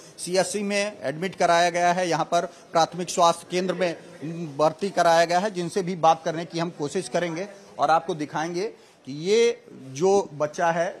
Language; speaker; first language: Hindi; native; Hindi